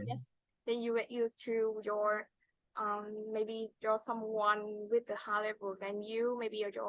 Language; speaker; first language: English; non-native, fluent; Vietnamese